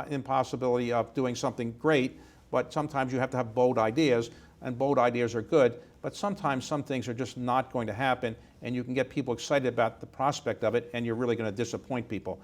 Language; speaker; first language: English; native; English